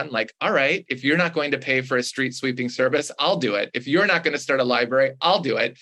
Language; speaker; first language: English; native; English